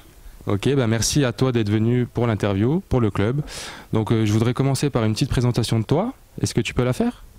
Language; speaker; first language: French; native; French